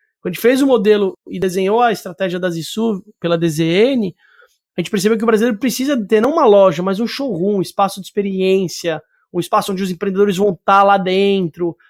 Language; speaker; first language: Portuguese; native; Portuguese